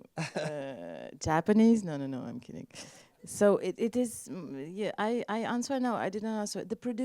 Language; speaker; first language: English; non-native, learner; French